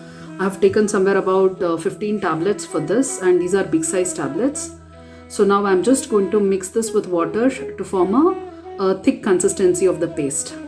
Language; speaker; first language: English; non-native, local second language; Kannada